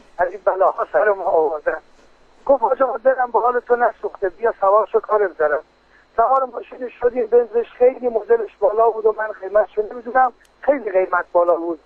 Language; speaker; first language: Persian; native; Persian